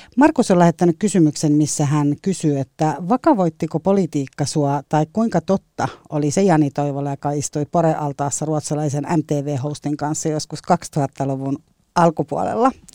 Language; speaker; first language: Finnish; native; Finnish